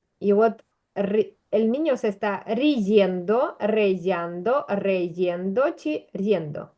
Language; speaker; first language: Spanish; non-native, fluent; Ukrainian